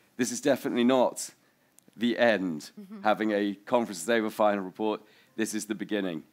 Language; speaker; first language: English; native; English